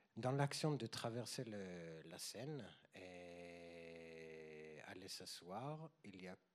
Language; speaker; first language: French; non-native, fluent; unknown